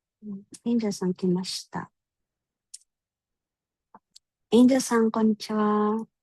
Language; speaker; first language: Japanese; non-native, fluent; Filipino